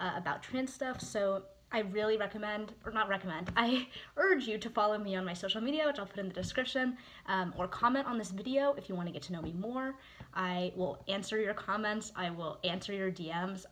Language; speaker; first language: English; native; English